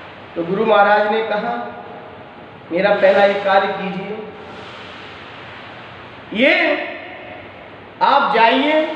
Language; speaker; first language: Hindi; native; Hindi